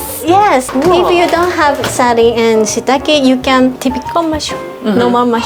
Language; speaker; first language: English; non-native, learner; Japanese